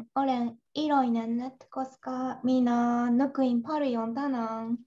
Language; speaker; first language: Finnish; non-native, learner; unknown